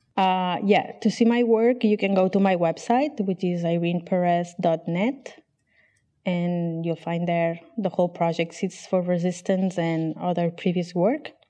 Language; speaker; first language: English; non-native, fluent; Catalan